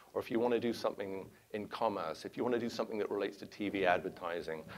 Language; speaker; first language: English; native; English